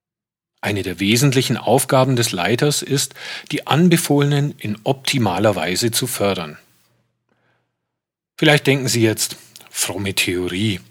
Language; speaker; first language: German; native; German